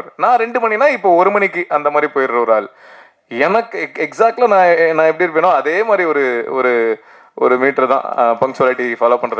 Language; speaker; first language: Tamil; native; Tamil